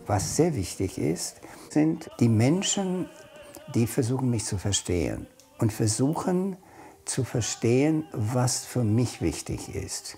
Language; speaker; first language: German; non-native, fluent; English